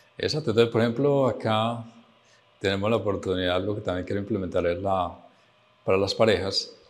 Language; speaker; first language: Spanish; native; Spanish